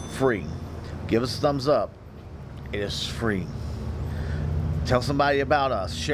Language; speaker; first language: English; native; English